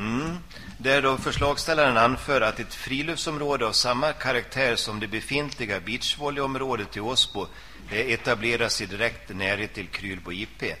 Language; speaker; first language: Swedish; native; Swedish